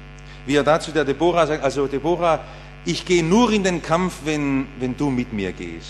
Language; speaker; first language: German; native; German